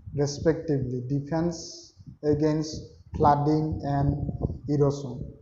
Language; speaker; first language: English; non-native, local second language; Assamese